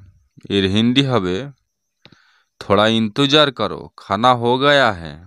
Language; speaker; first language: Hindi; non-native, learner; Bangla